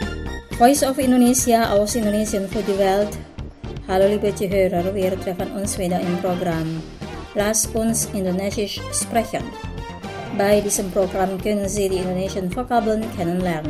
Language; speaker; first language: German; non-native, fluent; Indonesian